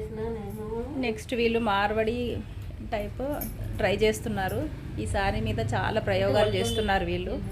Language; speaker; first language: Telugu; native; Telugu